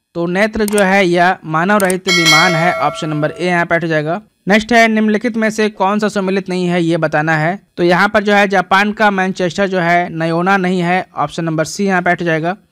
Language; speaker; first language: Hindi; native; Hindi